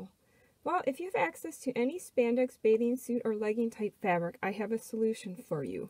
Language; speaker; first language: English; native; English